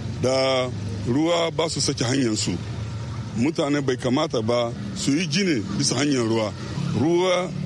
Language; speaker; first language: Hausa; native; Hausa